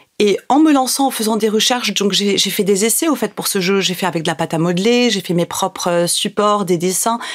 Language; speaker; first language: French; non-native, local second language; Arabic